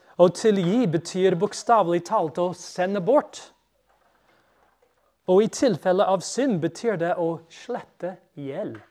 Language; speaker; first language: Norwegian; non-native, fluent; English